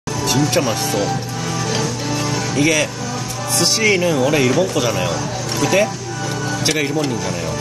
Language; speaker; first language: Korean; non-native, fluent; Japanese